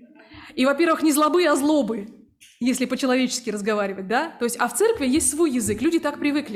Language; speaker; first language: Russian; native; Russian